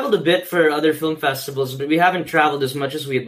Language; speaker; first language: English; non-native, local second language; Filipino